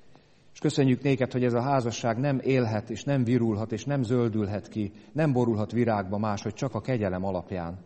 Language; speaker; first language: Hungarian; native; Hungarian